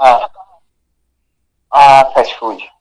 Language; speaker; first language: English; non-native, learner; Portuguese